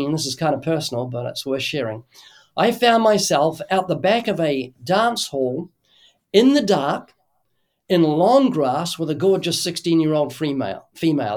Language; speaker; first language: English; native; English